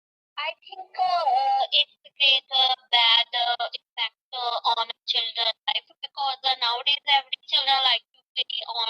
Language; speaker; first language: English; non-native, learner; Punjabi